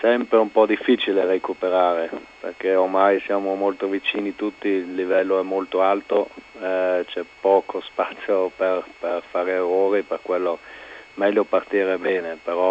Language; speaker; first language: Italian; non-native, local second language; German